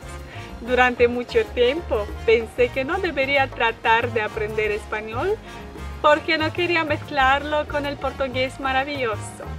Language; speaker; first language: Spanish; non-native, fluent; Russian